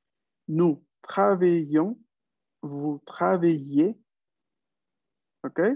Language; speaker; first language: French; non-native, fluent; Spanish